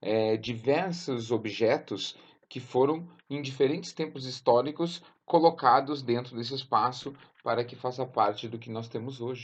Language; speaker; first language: Portuguese; native; Portuguese